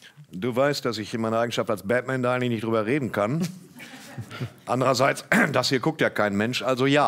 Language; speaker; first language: German; native; German